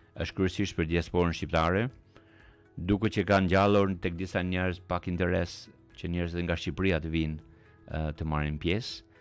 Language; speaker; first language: Albanian; early bilingual, heritage; Albanian